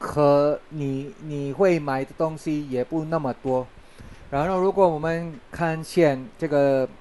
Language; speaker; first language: Chinese; non-native, fluent; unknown